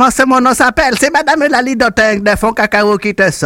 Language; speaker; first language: French; native; French